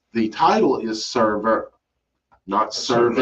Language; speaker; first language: English; native; English